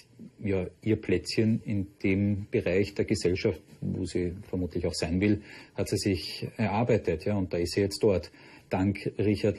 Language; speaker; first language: German; native; German